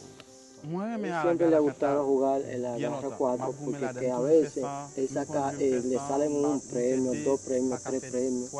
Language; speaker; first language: Spanish; non-native, learner; Haitian Creole